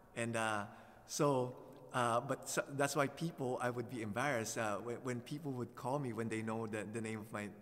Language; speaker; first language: English; non-native, local second language; Filipino